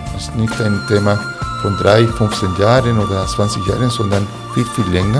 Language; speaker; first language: German; non-native, fluent; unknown